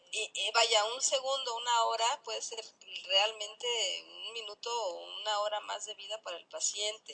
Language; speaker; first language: Spanish; native; Spanish